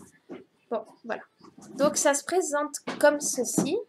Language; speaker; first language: French; native; French